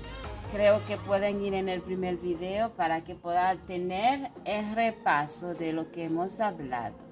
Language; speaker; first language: Spanish; non-native, fluent; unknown